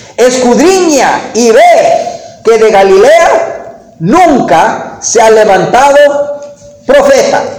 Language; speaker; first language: Spanish; non-native, fluent; English